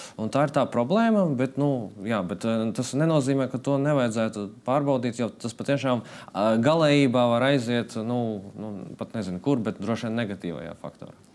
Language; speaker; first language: Latvian; non-native, local second language; Russian